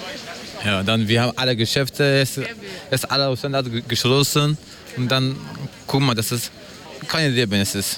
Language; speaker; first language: German; non-native, learner; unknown